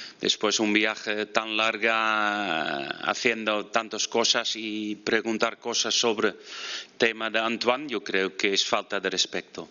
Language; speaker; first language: Spanish; non-native, fluent; Dutch